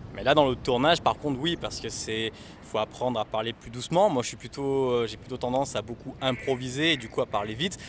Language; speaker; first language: French; native; French